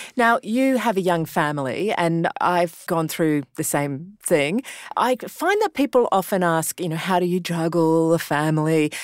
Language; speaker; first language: English; native; English